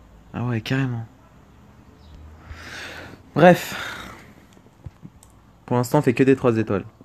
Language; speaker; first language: French; native; French